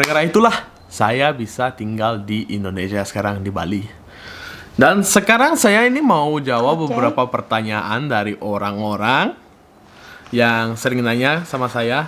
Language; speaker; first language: Indonesian; non-native, fluent; Russian